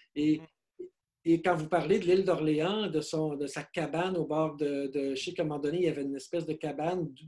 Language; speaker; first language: French; native; French